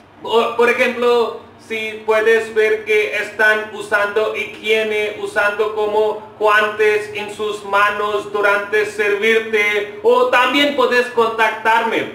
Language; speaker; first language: Spanish; non-native, fluent; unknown